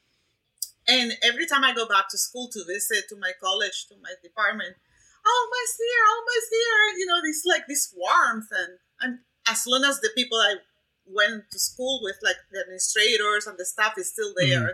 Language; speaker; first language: English; non-native, fluent; Spanish